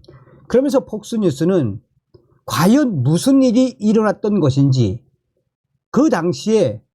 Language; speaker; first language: Korean; native; Korean